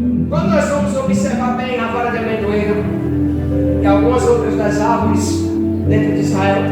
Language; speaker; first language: Portuguese; native; Portuguese